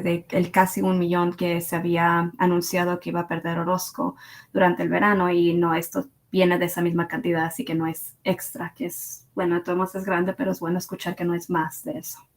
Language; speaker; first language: Spanish; early bilingual, heritage; Spanish